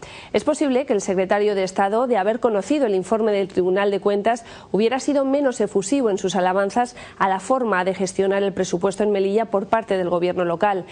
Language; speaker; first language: Spanish; native; Spanish